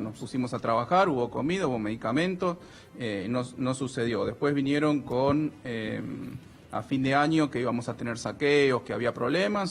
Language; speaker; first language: Spanish; native; Spanish